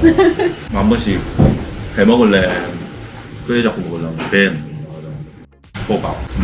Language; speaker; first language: Korean; native; Korean